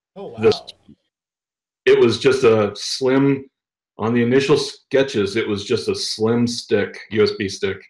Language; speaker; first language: English; native; English